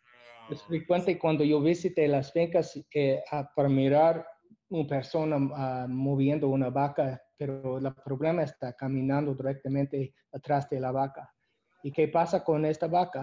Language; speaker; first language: Spanish; non-native, learner; English